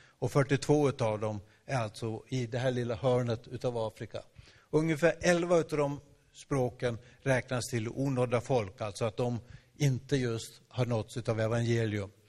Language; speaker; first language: Swedish; native; Swedish